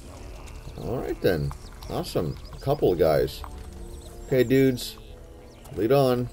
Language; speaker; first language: English; native; English